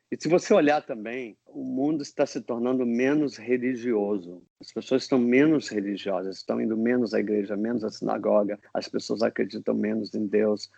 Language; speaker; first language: Portuguese; non-native, fluent; English